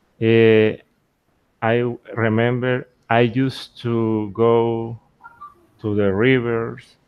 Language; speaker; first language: English; non-native, learner; Spanish